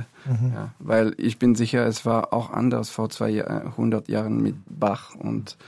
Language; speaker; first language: German; non-native, fluent; French